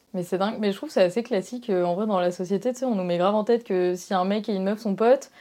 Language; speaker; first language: French; native; French